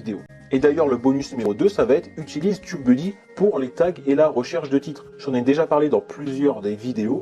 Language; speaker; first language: French; native; French